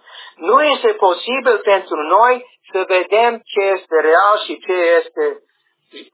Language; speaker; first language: Romanian; non-native, learner; English